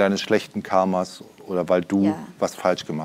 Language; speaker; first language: German; native; German